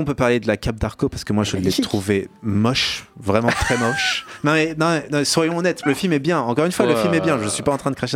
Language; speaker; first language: French; native; French